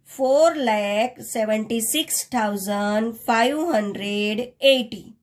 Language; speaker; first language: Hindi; non-native, local second language; Gujarati